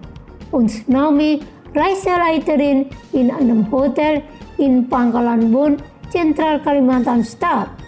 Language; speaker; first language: German; non-native, fluent; Indonesian